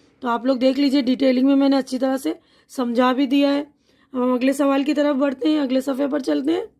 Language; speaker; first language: Urdu; native; Urdu